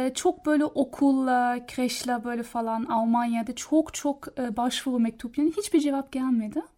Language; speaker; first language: Turkish; non-native, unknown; German